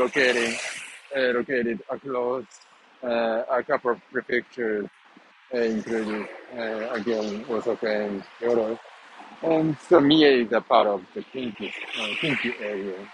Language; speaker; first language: English; non-native, learner; Japanese